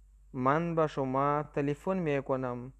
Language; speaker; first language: Persian; non-native, local second language; Pashto